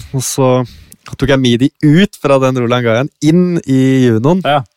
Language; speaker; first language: Norwegian; native; Norwegian